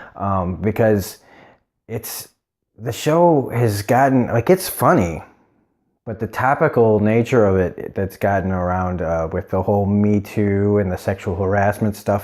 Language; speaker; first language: English; native; English